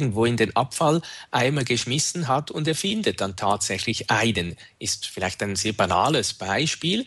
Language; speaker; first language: German; native; German